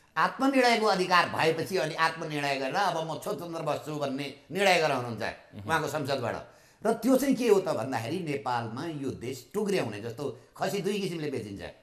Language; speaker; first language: Nepali; native; Nepali